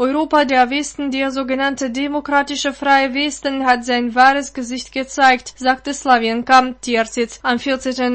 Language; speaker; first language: German; non-native, fluent; Russian